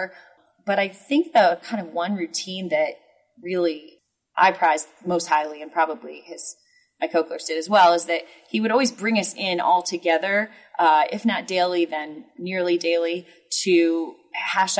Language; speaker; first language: English; native; English